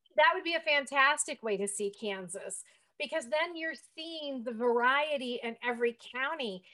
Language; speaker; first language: English; native; English